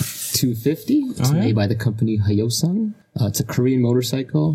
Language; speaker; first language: English; non-native, fluent; Russian